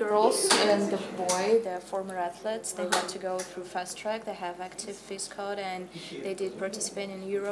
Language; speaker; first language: English; non-native, learner; Russian